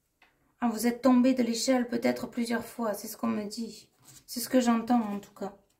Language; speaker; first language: French; native; French